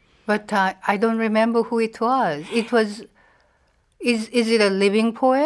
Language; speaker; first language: English; non-native, fluent; Korean